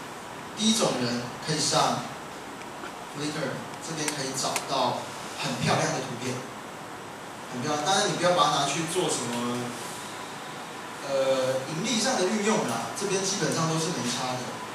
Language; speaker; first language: Chinese; native; Chinese